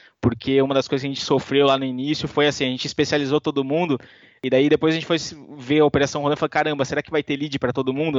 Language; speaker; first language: Portuguese; native; Portuguese